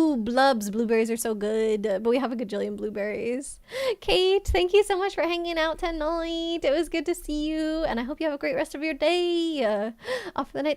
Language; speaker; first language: English; native; English